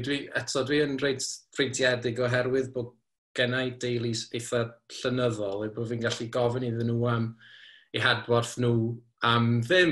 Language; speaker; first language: Welsh; native; Welsh